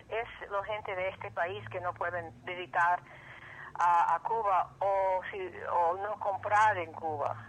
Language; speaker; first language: Spanish; early bilingual, heritage; English